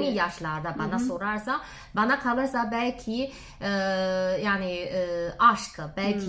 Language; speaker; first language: Turkish; non-native, learner; Chinese